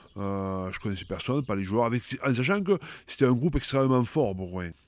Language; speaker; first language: French; native; French